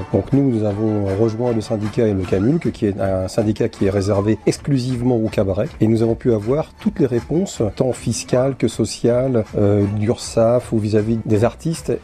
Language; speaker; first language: French; native; French